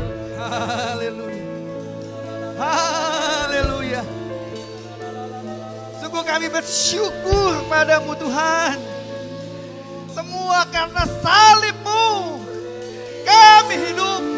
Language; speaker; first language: Indonesian; native; Indonesian